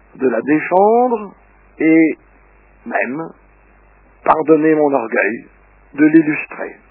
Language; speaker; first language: French; early bilingual, other home language; Russian